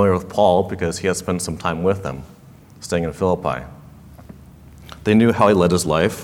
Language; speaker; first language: English; native; English